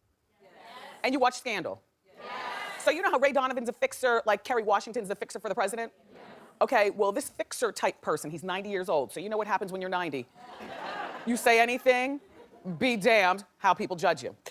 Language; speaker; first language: English; native; English